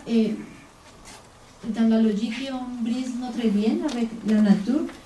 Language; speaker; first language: French; non-native, fluent; Spanish